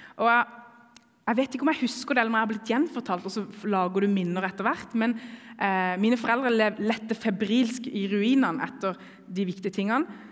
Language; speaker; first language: Norwegian; early bilingual, other home language; Kurdish